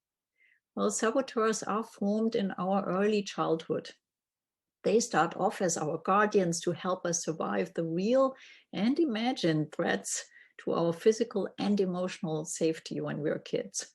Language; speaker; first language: English; non-native, fluent; German